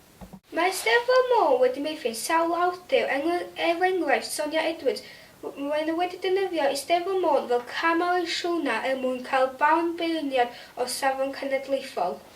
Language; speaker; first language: Welsh; native; Welsh